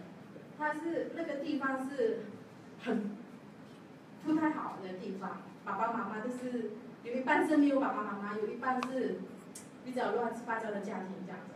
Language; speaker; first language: Chinese; non-native, learner; Javanese